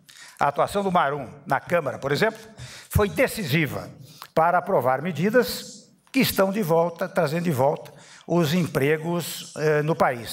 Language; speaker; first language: Portuguese; native; Portuguese